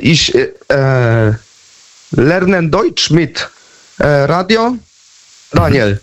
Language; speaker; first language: German; non-native, learner; Polish